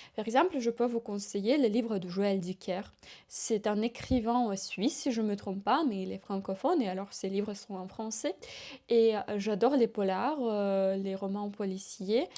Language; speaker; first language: French; non-native, fluent; Ukrainian